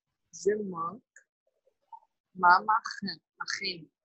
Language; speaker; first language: French; non-native, learner; Portuguese